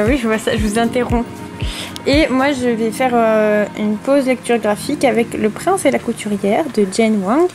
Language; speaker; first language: French; native; French